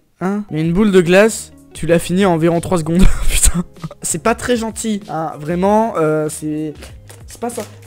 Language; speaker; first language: French; native; French